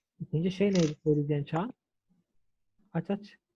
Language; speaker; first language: Turkish; native; Turkish